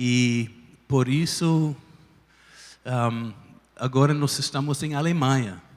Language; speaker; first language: Portuguese; non-native, fluent; English